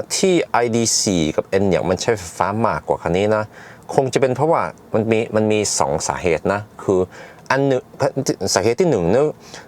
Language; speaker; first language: Thai; early bilingual, heritage; Thai